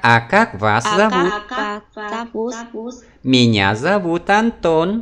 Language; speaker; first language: Russian; non-native, fluent; Vietnamese